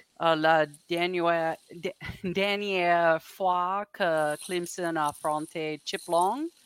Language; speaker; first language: French; non-native, learner; English